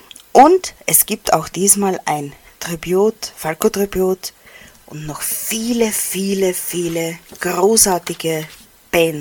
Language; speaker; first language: German; native; German